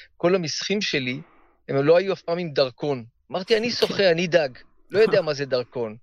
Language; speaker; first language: Hebrew; early bilingual, heritage; Hebrew